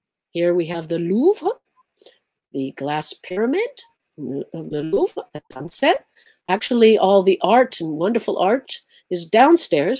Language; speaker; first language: English; early bilingual, other home language; Arabic